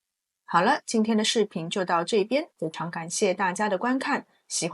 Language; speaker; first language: Chinese; native; Chinese